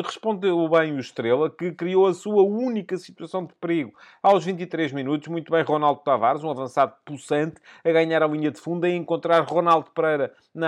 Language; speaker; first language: Portuguese; native; Portuguese